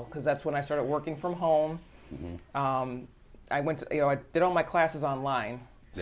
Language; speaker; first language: English; native; English